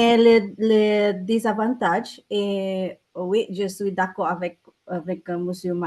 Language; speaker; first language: French; non-native, learner; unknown